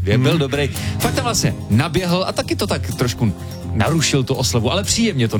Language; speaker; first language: Czech; native; Czech